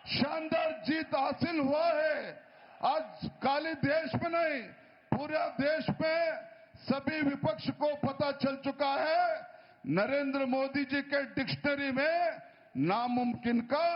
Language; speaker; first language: Hindi; non-native, local second language; Kannada